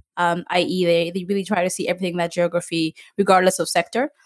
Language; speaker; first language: English; non-native, local second language; Ganda